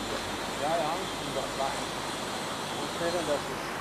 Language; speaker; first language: German; non-native, learner; Swedish